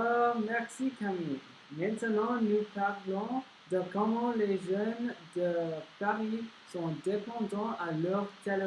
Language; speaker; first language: French; non-native, learner; English